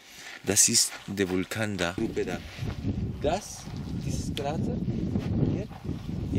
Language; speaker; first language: German; non-native, learner; Spanish